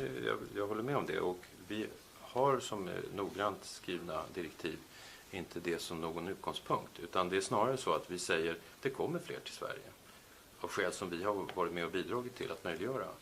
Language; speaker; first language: Swedish; native; Swedish